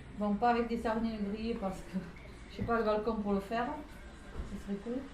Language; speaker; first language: French; non-native, fluent; Portuguese